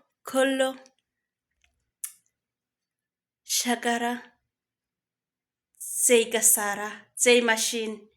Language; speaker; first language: Arabic; non-native, learner; Kinyarwanda